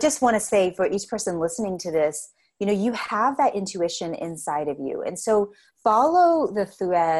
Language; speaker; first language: English; native; English